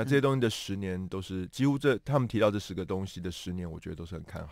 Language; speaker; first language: Chinese; native; Chinese